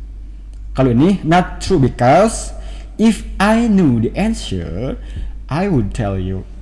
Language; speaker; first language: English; non-native, fluent; Indonesian